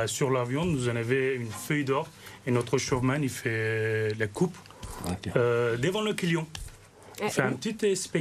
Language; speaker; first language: French; non-native, learner; Turkish